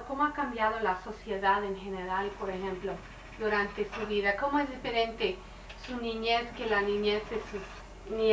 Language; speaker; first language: Spanish; non-native, learner; English